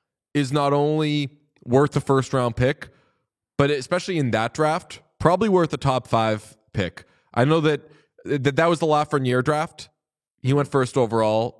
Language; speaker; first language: English; native; English